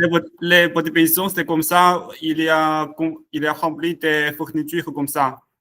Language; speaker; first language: French; non-native, learner; Chinese